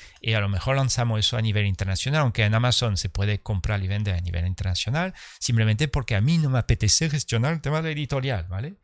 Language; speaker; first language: Spanish; early bilingual, heritage; Spanish